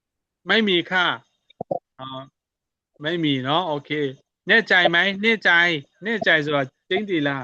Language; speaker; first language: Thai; non-native, fluent; Burmese